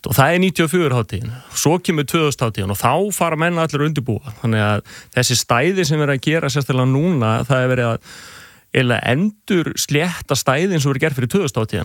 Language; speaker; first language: Icelandic; native; Icelandic